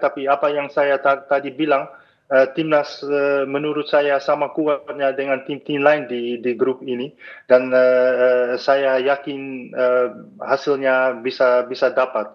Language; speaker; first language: Indonesian; non-native, fluent; Dutch